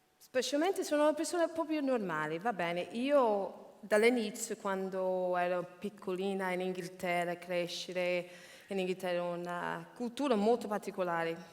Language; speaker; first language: Italian; non-native, fluent; English